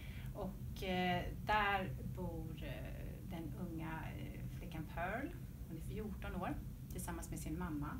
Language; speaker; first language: Swedish; native; Swedish